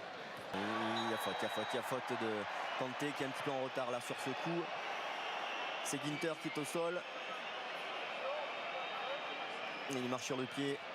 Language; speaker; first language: French; native; French